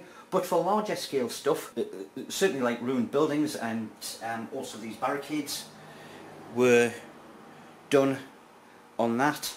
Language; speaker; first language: English; native; English